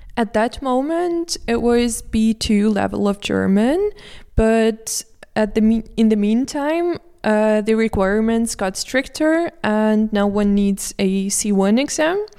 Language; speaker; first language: English; non-native, fluent; Russian